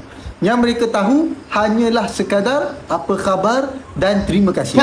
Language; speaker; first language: Malay; native; Malay